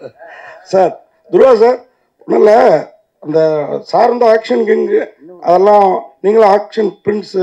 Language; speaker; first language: Tamil; native; Tamil